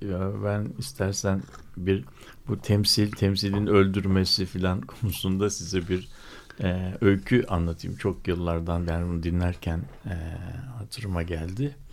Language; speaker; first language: Turkish; native; Turkish